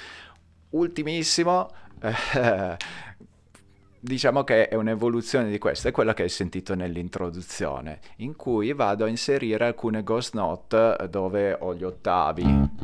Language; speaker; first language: Italian; native; Italian